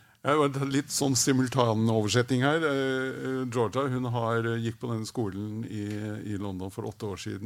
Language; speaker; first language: Norwegian; native; Norwegian